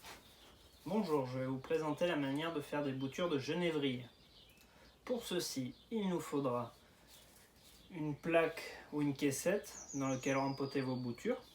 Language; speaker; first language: French; native; French